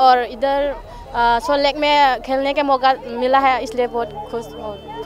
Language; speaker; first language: Hindi; non-native, local second language; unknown